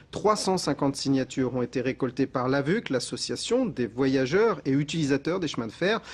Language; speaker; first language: French; native; French